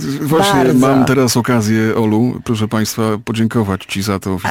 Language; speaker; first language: Polish; native; Polish